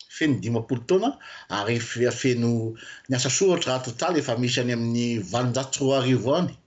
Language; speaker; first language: Malagasy; non-native, local second language; French